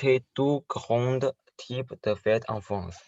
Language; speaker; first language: French; non-native, learner; Chinese